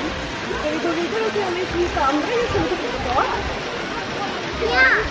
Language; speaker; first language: Swedish; native; Swedish